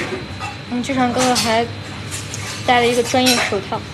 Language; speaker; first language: Chinese; native; Chinese